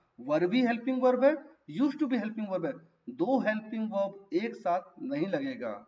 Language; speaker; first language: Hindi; native; Hindi